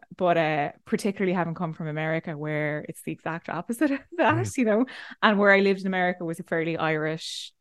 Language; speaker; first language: English; native; English